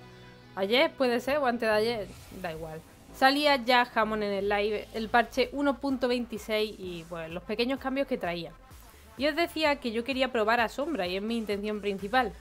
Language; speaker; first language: Spanish; native; Spanish